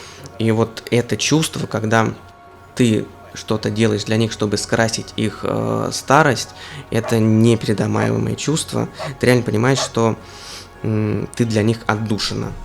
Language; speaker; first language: Russian; native; Russian